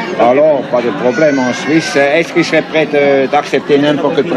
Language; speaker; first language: French; non-native, fluent; Swiss German